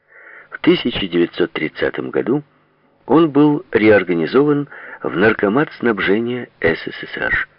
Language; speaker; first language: Russian; native; Russian